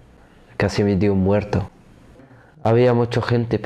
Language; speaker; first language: Spanish; non-native, learner; Arabic